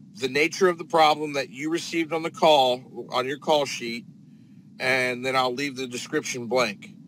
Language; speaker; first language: English; native; English